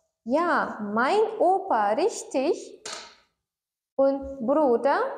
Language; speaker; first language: German; non-native, learner; Turkmen